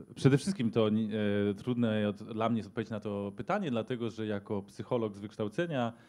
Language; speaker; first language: Polish; native; Polish